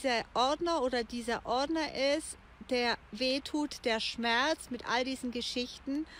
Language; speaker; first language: German; native; German